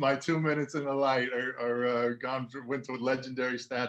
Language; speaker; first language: English; native; English